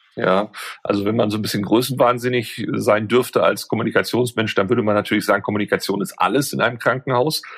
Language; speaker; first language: German; native; German